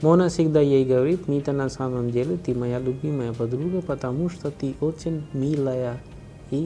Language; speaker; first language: Russian; non-native, fluent; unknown